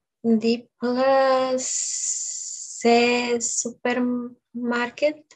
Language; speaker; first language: Greek; non-native, learner; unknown